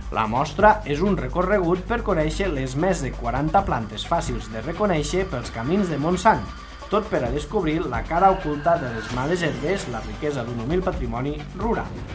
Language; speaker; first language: Catalan; native; Catalan